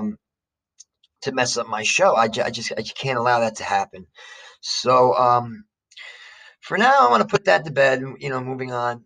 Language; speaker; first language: English; native; English